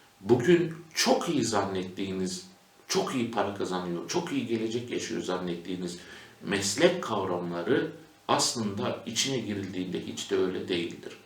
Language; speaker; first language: Turkish; native; Turkish